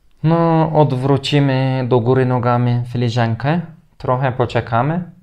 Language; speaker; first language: Polish; non-native, fluent; Turkish